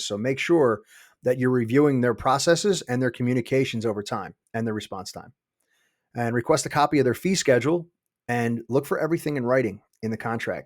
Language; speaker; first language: English; native; English